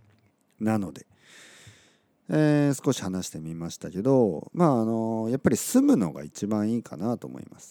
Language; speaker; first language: Japanese; native; Japanese